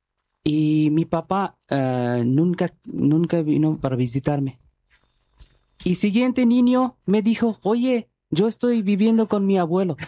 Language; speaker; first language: Spanish; non-native, learner; Bangla